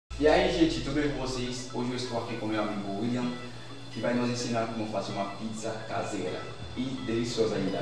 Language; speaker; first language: Portuguese; non-native, learner; Haitian Creole